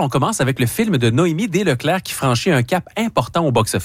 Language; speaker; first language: French; native; French